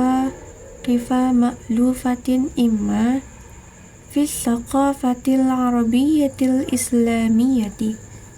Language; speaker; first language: Arabic; non-native, learner; Indonesian